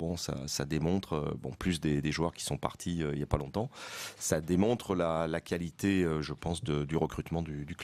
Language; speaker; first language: French; native; French